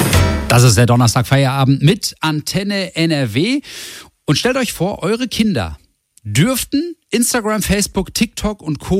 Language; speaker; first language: German; native; German